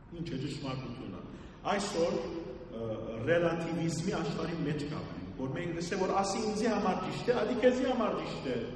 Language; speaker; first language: Armenian; early bilingual, heritage; Armenian